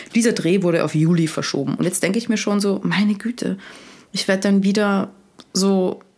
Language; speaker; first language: German; native; German